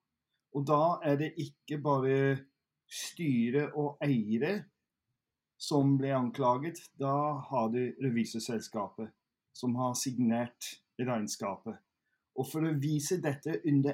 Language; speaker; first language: Norwegian; non-native, fluent; English